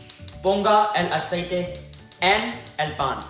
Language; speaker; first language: Spanish; non-native, learner; English